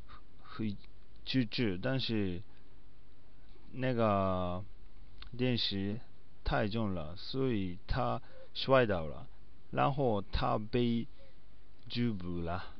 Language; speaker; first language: Chinese; non-native, learner; Japanese